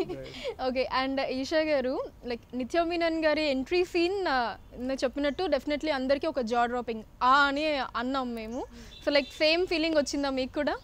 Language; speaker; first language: Telugu; native; Telugu